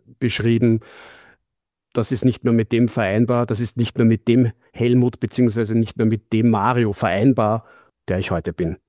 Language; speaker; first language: German; native; German